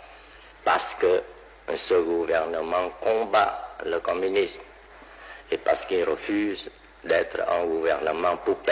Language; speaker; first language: French; non-native, local second language; Vietnamese